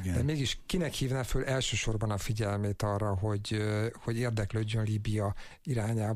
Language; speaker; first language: Hungarian; native; Hungarian